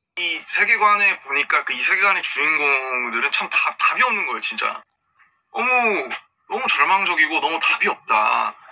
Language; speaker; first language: Korean; native; Korean